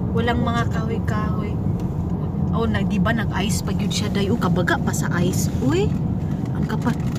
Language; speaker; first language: Filipino; native; Filipino